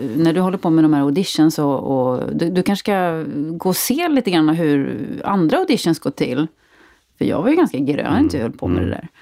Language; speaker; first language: Swedish; native; Swedish